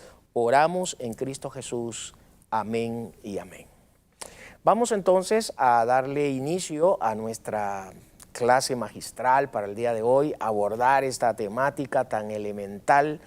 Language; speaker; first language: Spanish; native; Spanish